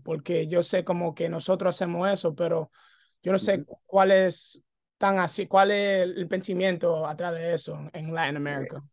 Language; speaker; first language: Spanish; early bilingual, heritage; English